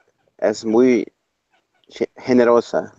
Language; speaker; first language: Spanish; non-native, learner; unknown